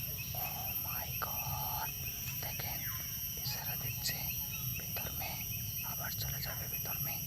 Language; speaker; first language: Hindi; non-native, learner; Bangla